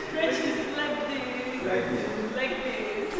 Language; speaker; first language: English; non-native, learner; French